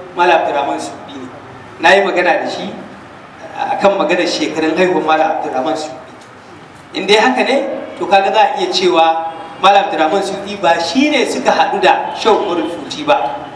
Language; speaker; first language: Hausa; native; Hausa